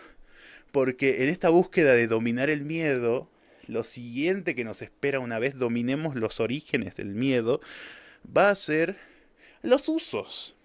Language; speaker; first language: Spanish; native; Spanish